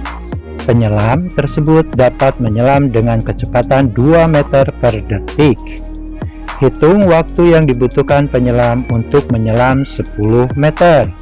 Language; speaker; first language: Indonesian; native; Indonesian